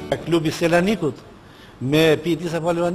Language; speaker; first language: Greek; non-native, learner; Albanian